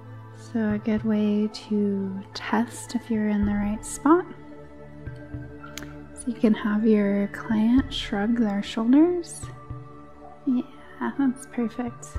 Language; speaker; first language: English; native; English